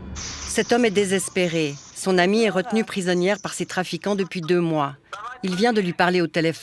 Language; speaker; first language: French; native; French